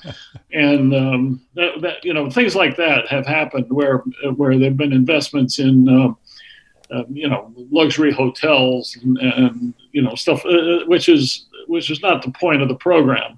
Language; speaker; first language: English; native; English